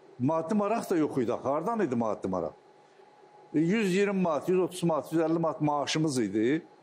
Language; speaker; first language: Azerbaijani; native; Azerbaijani